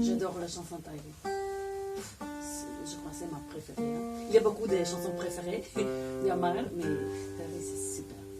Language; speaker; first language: French; non-native, learner; Croatian